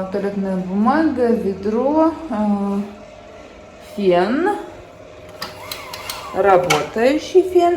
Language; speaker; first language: Russian; native; Russian